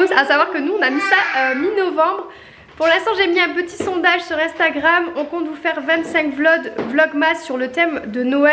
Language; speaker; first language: French; native; French